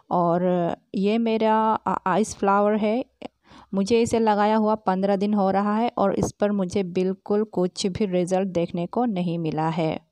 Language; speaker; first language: Hindi; native; Hindi